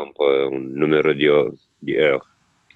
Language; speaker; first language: French; non-native, learner; Italian